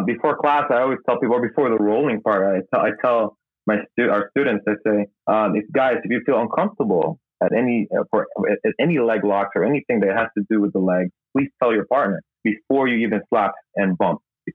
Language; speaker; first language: English; non-native, local second language; Cebuano